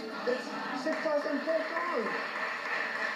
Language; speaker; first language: French; non-native, learner; English